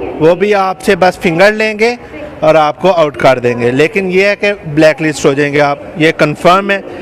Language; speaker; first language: Urdu; non-native, local second language; Punjabi